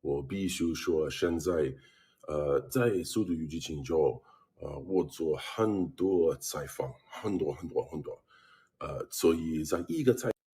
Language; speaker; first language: Chinese; non-native, learner; English